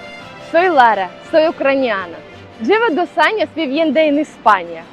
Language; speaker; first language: Spanish; non-native, learner; Ukrainian